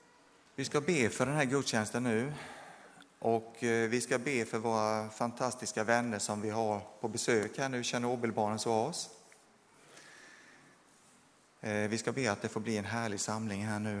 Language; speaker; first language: Swedish; native; Swedish